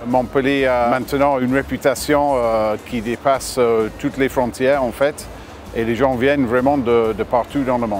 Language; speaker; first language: French; non-native, fluent; English